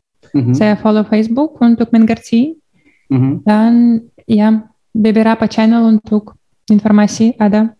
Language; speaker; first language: Indonesian; non-native, learner; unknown